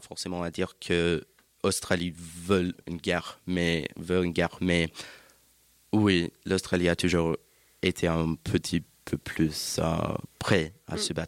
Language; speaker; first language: French; non-native, learner; English